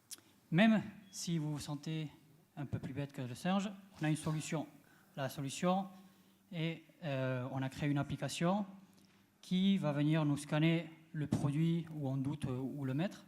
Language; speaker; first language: French; non-native, learner; Spanish